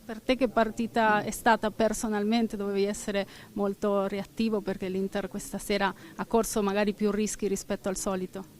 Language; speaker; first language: Italian; native; Italian